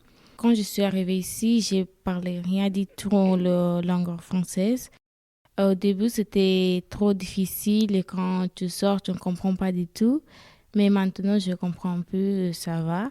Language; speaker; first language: French; non-native, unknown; Portuguese